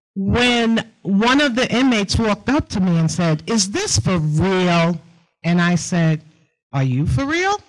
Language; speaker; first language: English; native; English